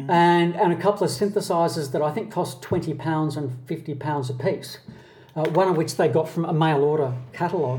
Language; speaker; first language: English; native; English